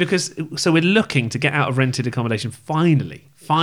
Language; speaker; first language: English; native; English